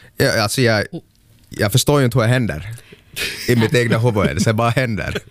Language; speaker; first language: Swedish; native; Swedish